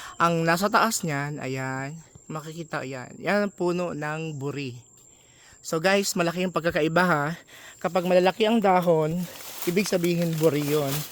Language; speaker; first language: Filipino; non-native, local second language; Aklanon